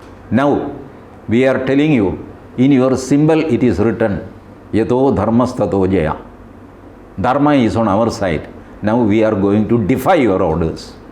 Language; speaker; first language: English; non-native, local second language; Malayalam